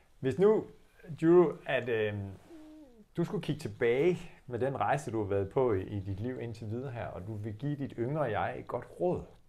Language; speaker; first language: Danish; native; Danish